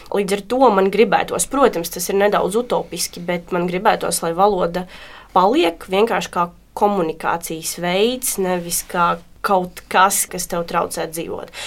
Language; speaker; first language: Latvian; non-native, local second language; Russian